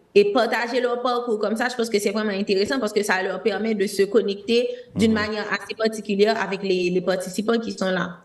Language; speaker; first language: French; non-native, local second language; Haitian Creole